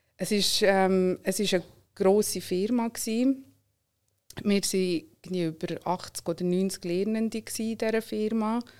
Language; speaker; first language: German; early bilingual, other home language; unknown